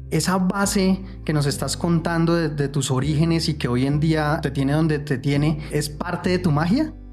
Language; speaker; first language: Spanish; native; Spanish